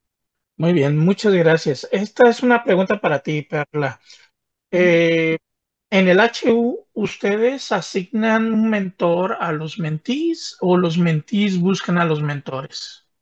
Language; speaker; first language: Spanish; native; Spanish